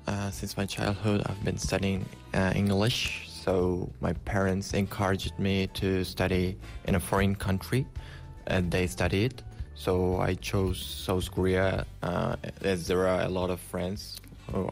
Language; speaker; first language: English; non-native, fluent; Uzbek